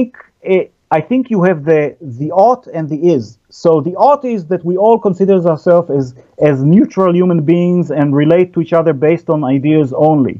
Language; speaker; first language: English; non-native, fluent; Hebrew